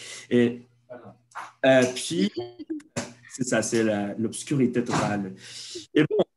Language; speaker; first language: French; non-native, fluent; Spanish